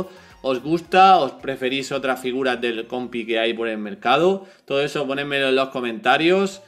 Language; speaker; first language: Spanish; native; Spanish